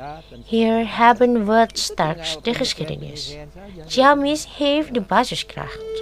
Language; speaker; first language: Dutch; non-native, fluent; Indonesian